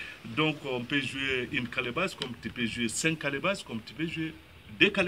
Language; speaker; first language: French; non-native, local second language; Bambara